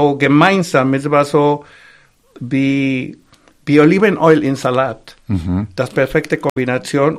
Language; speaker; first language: German; non-native, fluent; Spanish